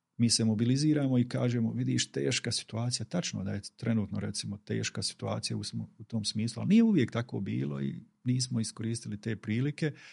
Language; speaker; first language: Bosnian; native; Bosnian